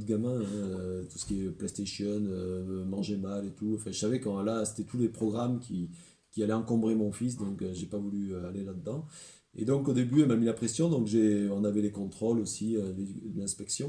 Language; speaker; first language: French; native; French